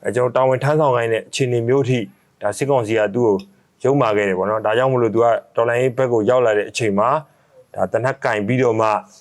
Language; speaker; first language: Burmese; native; Burmese